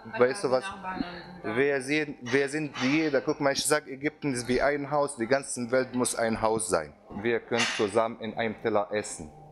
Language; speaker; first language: German; non-native, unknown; Arabic